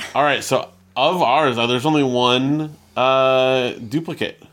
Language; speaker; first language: English; early bilingual, other home language; Italian